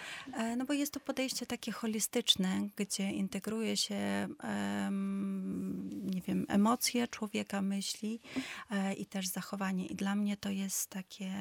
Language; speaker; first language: Polish; non-native, fluent; Ukrainian